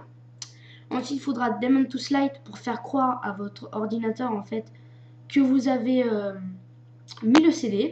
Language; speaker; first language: French; native; French